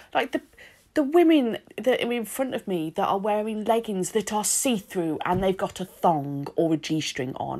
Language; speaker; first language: English; native; English